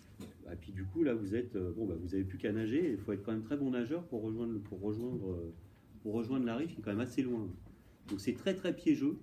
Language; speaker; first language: French; native; French